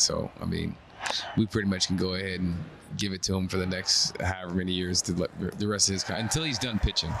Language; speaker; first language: English; native; English